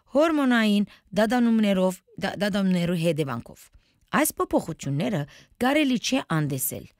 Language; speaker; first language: Armenian; early bilingual, heritage; Armenian